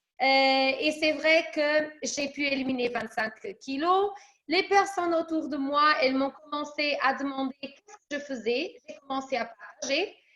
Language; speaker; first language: French; early bilingual, other home language; Portuguese